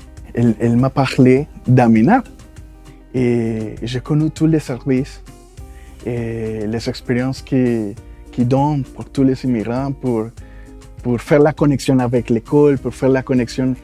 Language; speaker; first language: French; non-native, fluent; Spanish